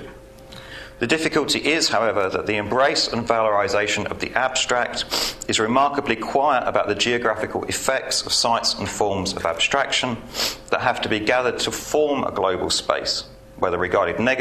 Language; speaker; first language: English; native; English